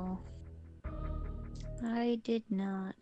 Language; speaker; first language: English; native; English